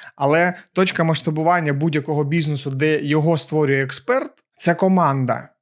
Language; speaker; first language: Ukrainian; non-native, local second language; Russian